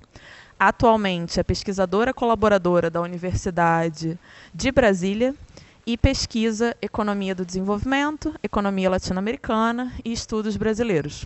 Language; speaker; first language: Portuguese; native; Portuguese